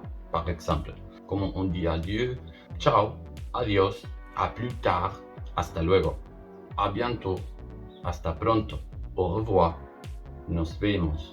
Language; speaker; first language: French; non-native, learner; Spanish